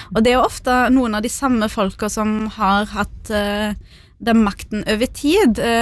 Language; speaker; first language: Norwegian; early bilingual, other home language; Arabic